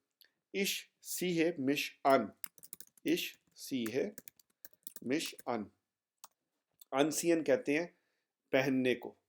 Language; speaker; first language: German; non-native, fluent; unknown